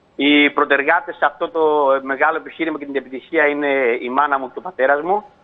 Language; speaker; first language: Greek; early bilingual, heritage; Greek